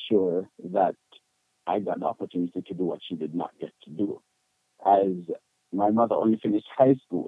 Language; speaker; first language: English; non-native, local second language; Jamaican Creole English